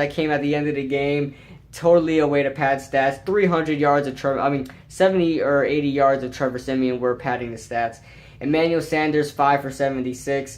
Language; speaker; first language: English; native; English